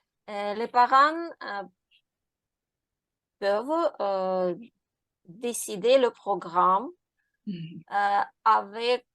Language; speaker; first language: French; non-native, learner; Ukrainian